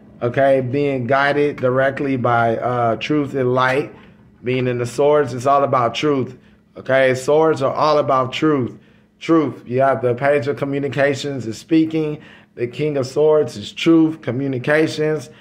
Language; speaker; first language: English; native; English